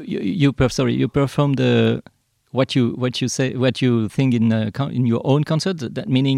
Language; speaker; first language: English; non-native, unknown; French